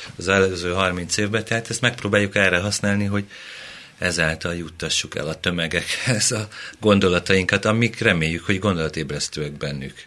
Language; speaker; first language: Hungarian; native; Hungarian